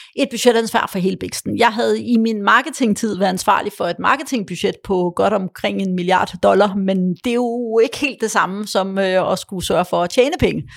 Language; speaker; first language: Danish; early bilingual, other home language; Polish